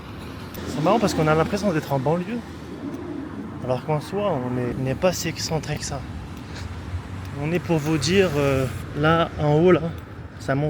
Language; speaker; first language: French; native; French